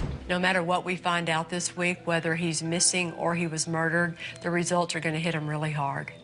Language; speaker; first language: English; native; English